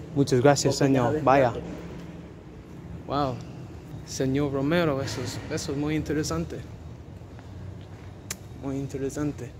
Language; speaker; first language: Spanish; non-native, learner; English